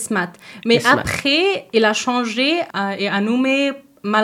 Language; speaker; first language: French; non-native, learner; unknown